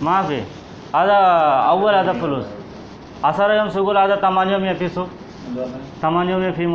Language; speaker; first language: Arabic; non-native, learner; Hindi